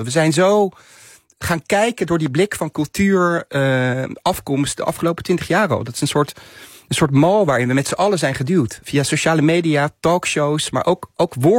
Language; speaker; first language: Dutch; native; Dutch